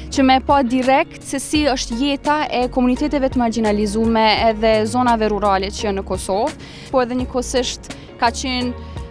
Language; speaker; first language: Albanian; non-native, local second language; Bosnian